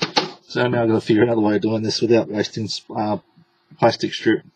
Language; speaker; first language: English; native; English